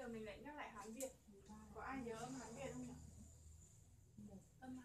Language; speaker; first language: Chinese; non-native, learner; Vietnamese